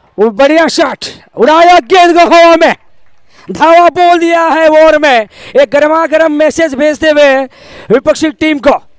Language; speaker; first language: Hindi; native; Hindi